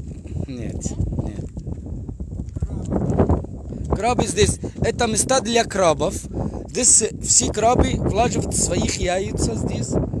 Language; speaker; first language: Russian; non-native, learner; Arabic